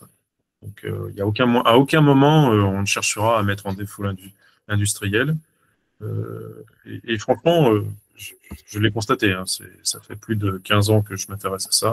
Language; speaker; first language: French; native; French